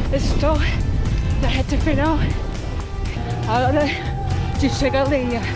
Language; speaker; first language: Portuguese; non-native, fluent; English